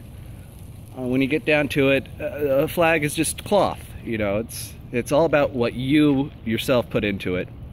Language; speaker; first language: English; native; English